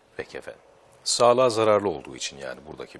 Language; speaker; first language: Turkish; native; Turkish